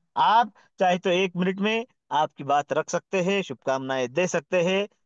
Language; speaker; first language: Hindi; non-native, local second language; Marathi